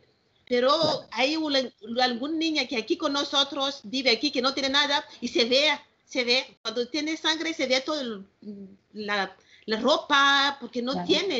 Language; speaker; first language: Spanish; non-native, learner; Malagasy